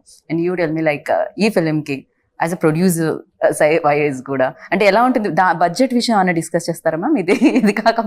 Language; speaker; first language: Telugu; native; Telugu